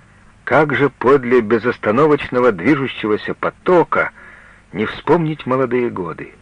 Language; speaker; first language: Russian; native; Russian